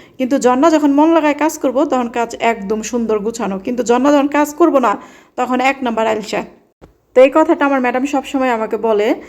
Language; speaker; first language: Bangla; native; Bangla